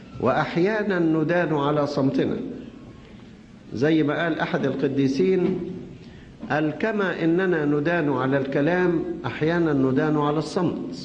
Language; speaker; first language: Arabic; native; Arabic